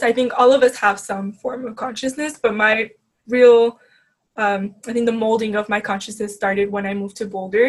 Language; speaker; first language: English; native; English